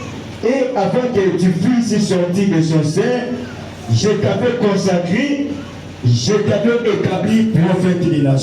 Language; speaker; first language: French; non-native, local second language; Lingala